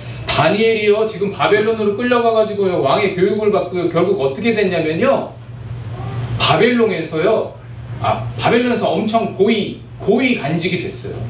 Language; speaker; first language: Korean; native; Korean